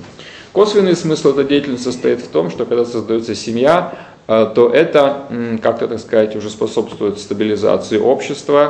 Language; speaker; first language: Russian; native; Russian